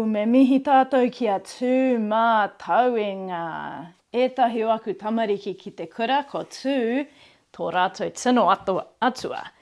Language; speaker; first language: Māori; non-native, local second language; English